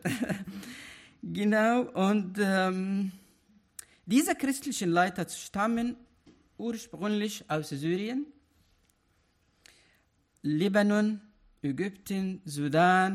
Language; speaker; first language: German; non-native, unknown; Arabic